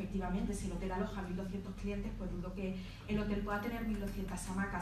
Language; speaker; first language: Spanish; native; Spanish